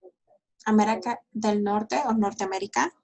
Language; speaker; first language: Spanish; early bilingual, heritage; Spanish